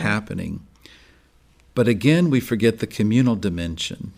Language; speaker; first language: English; native; English